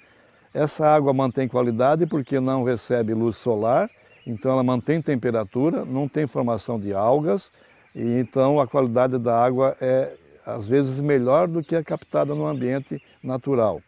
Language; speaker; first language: Portuguese; native; Portuguese